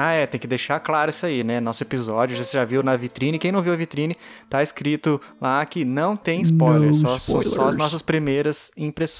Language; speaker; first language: Portuguese; native; Portuguese